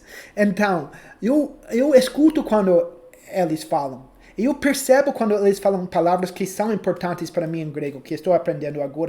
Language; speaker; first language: Portuguese; non-native, fluent; English